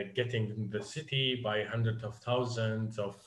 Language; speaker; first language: English; non-native, fluent; Arabic